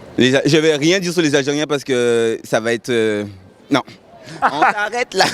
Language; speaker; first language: French; native; French